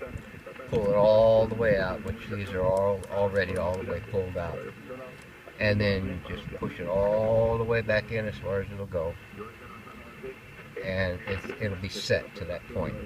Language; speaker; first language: English; native; English